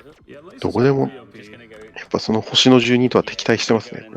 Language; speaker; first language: Japanese; native; Japanese